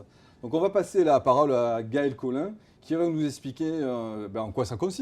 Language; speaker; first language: French; native; French